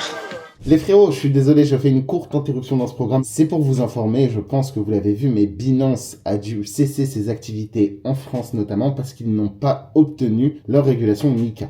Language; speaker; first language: French; native; French